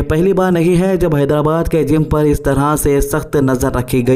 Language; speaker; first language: Hindi; native; Hindi